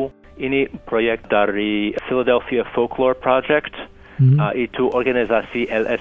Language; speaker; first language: Indonesian; non-native, fluent; English